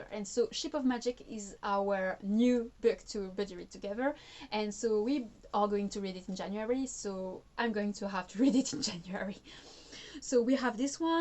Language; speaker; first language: English; non-native, fluent; French